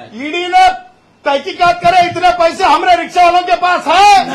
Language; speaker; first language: Hindi; non-native, local second language; Marathi